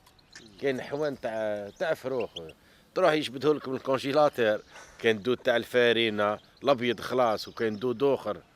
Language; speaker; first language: Arabic; native; Arabic